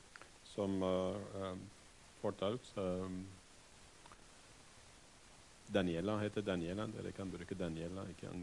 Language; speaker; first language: Norwegian; non-native, fluent; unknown